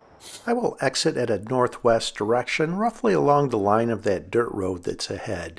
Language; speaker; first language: English; native; English